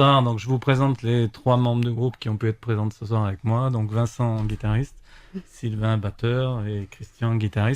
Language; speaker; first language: French; native; French